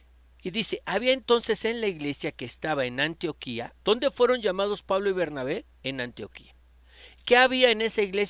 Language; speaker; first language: Spanish; native; Spanish